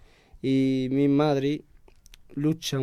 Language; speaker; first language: Spanish; non-native, learner; Arabic